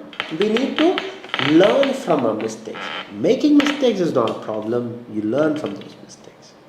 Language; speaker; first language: English; non-native, local second language; Malayalam